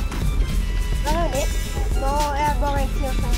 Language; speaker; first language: Swedish; early bilingual, other home language; Chinese